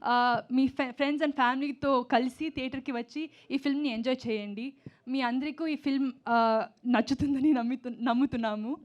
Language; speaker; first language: Telugu; non-native, learner; Tamil